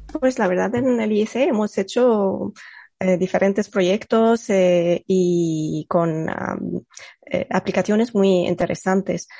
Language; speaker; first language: Spanish; non-native, fluent; Arabic